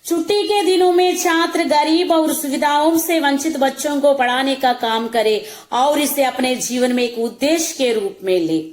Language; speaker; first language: Hindi; non-native, local second language; Telugu